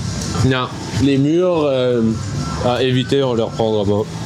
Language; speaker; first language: French; native; French